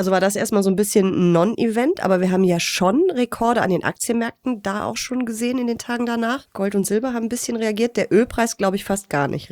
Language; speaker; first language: German; native; German